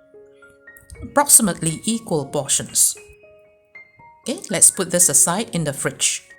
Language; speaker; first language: English; native; English